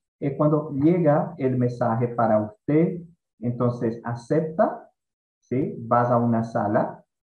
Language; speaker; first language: Spanish; non-native, fluent; Portuguese